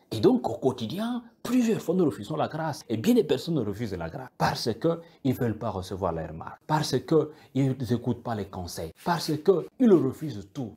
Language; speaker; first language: French; non-native, local second language; Kituba (Democratic Republic of Congo)